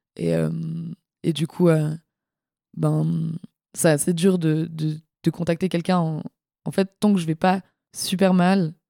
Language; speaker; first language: French; native; French